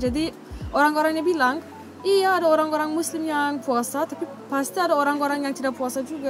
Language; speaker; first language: Indonesian; non-native, fluent; Turkish